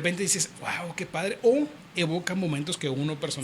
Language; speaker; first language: Spanish; native; Spanish